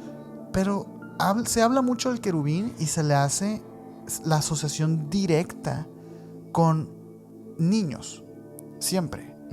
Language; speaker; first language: Spanish; native; Spanish